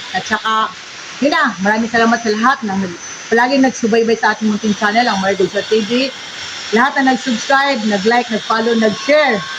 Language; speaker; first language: Filipino; non-native, local second language; Cebuano